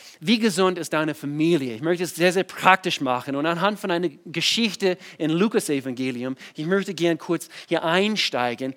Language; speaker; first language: German; non-native, fluent; English